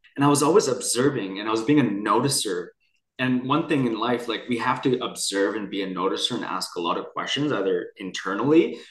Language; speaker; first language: English; native; English